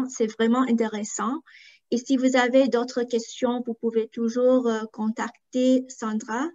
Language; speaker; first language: French; non-native, fluent; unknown